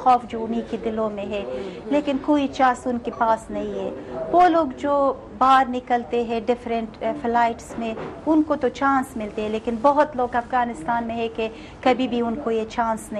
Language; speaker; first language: Hindi; non-native, fluent; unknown